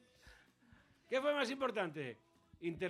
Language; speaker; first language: Spanish; native; Spanish